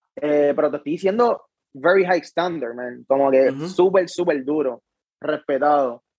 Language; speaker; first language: Spanish; native; Spanish